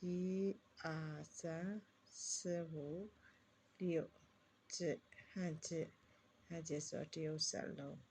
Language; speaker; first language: Chinese; non-native, learner; Burmese